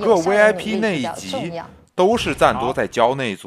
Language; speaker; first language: Chinese; native; Chinese